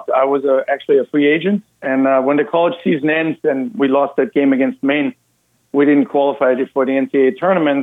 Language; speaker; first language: English; non-native, fluent; German